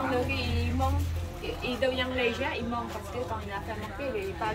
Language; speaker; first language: French; non-native, learner; Khmer